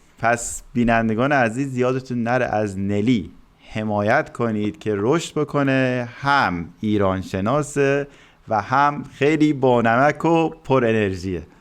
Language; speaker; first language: Persian; native; Persian